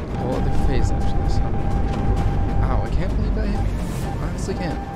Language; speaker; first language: English; native; English